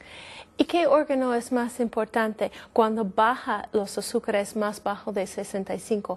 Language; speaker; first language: Spanish; non-native, fluent; English